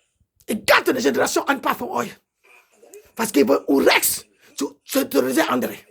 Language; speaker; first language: German; non-native, learner; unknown